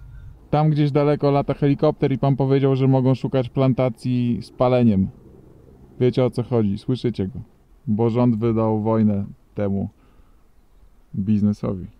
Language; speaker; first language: Polish; native; Polish